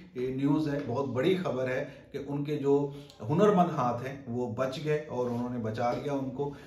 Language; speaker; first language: Urdu; native; Urdu